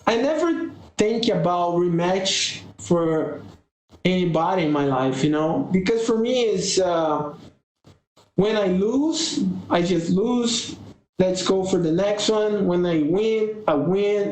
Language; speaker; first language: English; non-native, learner; Portuguese